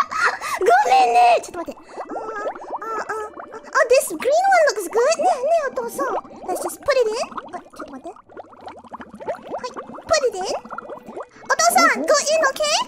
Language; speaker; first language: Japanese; non-native, learner; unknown